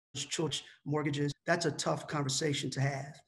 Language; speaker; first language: English; native; English